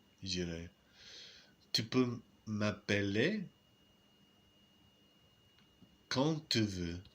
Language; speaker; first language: French; non-native, learner; English